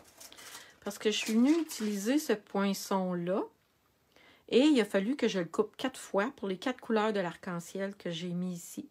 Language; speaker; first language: French; native; French